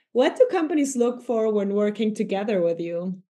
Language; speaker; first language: English; non-native, fluent; Spanish